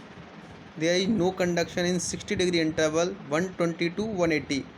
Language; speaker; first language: English; non-native, local second language; Hindi